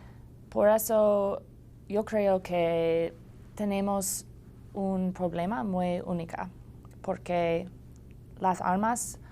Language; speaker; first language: Spanish; non-native, learner; English